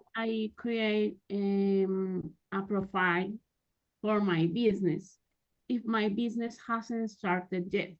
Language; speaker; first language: English; non-native, learner; Spanish